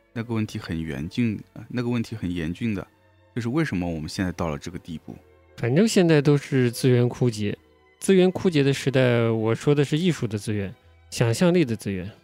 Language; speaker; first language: Chinese; native; Chinese